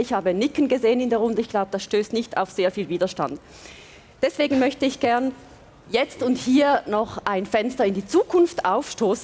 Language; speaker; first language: German; native; German